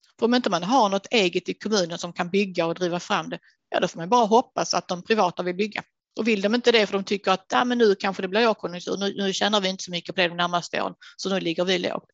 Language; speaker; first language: Swedish; native; Swedish